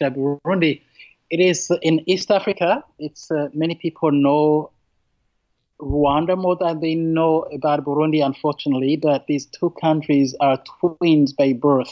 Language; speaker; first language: English; non-native, fluent; Rundi